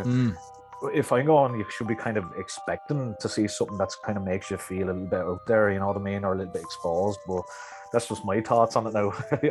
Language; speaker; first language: English; native; English